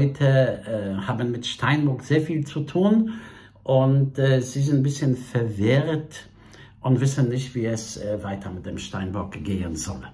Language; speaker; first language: German; non-native, fluent; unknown